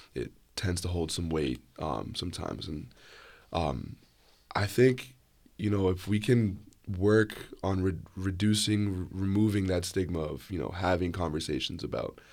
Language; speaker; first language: English; native; English